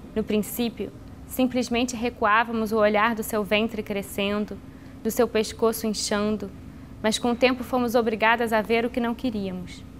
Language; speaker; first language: Portuguese; native; Portuguese